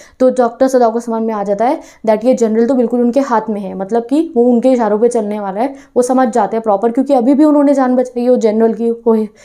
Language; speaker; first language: Hindi; non-native, local second language; Punjabi